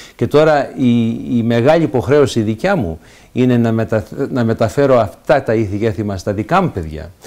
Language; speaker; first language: Greek; early bilingual, heritage; Greek